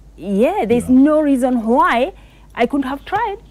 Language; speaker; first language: English; non-native, local second language; Kikuyu